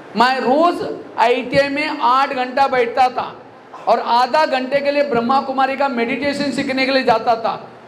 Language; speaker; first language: Hindi; non-native, local second language; Marathi